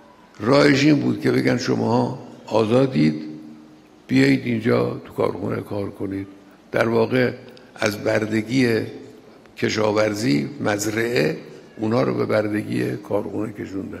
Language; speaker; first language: Persian; native; Persian